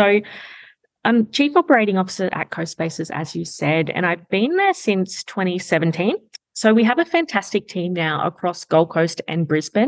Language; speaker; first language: English; native; English